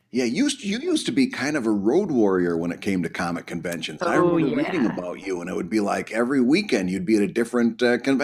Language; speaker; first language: English; native; English